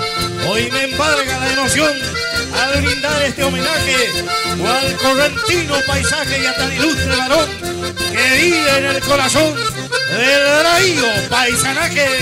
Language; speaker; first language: Spanish; native; Spanish